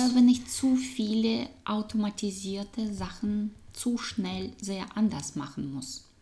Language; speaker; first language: German; non-native, fluent; Russian